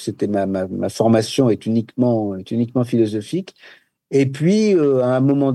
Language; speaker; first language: French; native; French